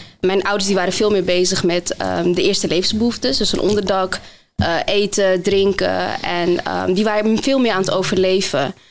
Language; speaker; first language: Dutch; early bilingual, other home language; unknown